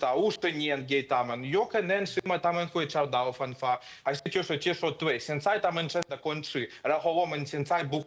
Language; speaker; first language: Chinese; non-native, fluent; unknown